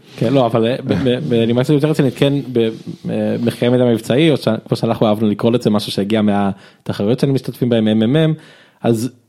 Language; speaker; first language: Hebrew; early bilingual, other home language; English